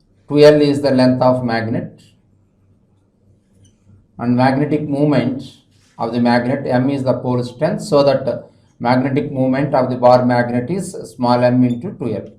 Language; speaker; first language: English; non-native, local second language; Telugu